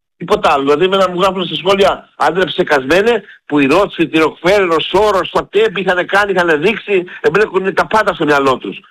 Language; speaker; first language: Greek; native; Greek